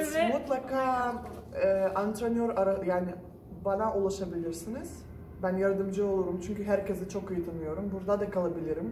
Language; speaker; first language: Turkish; non-native, fluent; Russian